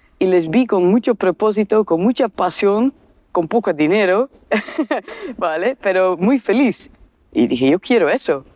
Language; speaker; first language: Spanish; non-native, fluent; Dutch